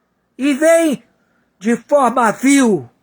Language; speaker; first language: Portuguese; native; Portuguese